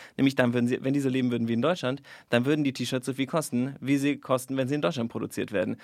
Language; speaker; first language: German; native; German